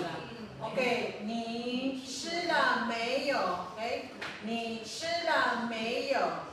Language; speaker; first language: Chinese; non-native, fluent; Filipino